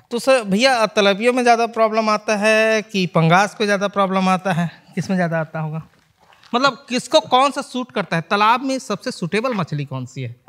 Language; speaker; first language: Hindi; native; Hindi